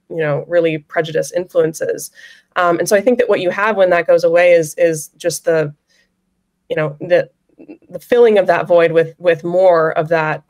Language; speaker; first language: English; native; English